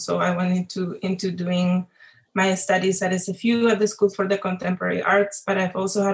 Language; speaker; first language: English; non-native, fluent; Spanish